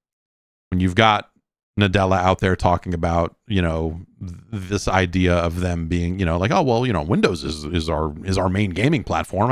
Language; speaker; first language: English; native; English